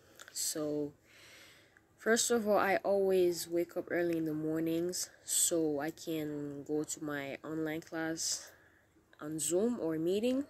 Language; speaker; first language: English; non-native, learner; Haitian Creole